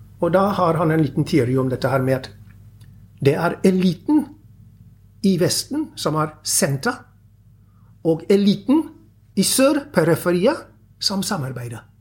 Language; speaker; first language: Norwegian; non-native, fluent; English